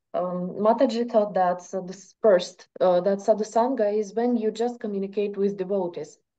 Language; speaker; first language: English; non-native, fluent; Russian